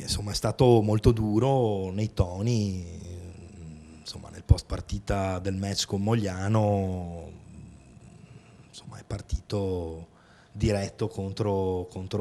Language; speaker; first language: Italian; native; Italian